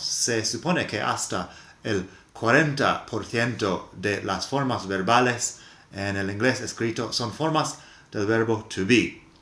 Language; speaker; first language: Spanish; non-native, fluent; English